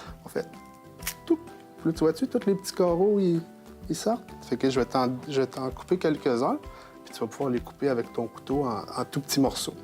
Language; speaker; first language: French; native; French